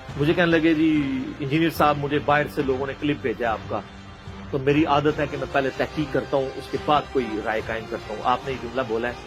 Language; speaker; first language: Urdu; non-native, local second language; Punjabi